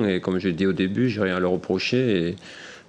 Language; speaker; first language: French; native; French